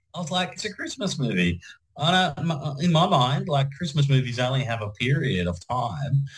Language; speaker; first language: English; native; English